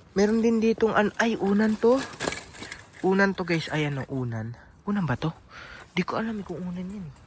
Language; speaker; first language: Filipino; native; Filipino